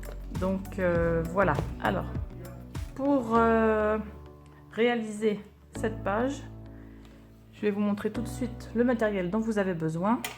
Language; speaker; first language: French; native; French